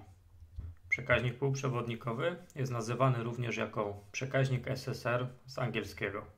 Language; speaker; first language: Polish; native; Polish